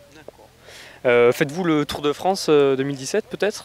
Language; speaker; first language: French; native; French